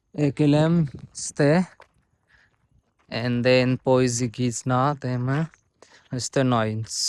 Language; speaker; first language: Armenian; non-native, learner; Hindi